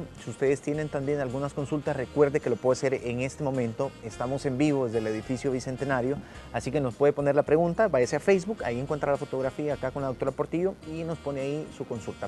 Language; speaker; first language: Spanish; native; Spanish